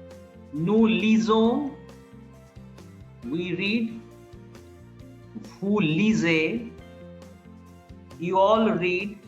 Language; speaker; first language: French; non-native, fluent; Bangla